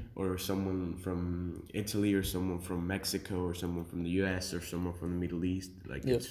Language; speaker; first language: English; early bilingual, other home language; Spanish